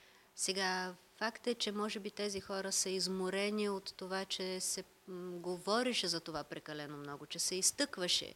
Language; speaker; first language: Bulgarian; early bilingual, other home language; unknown